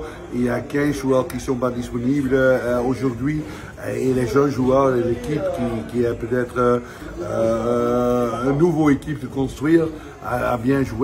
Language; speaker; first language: French; non-native, fluent; Dutch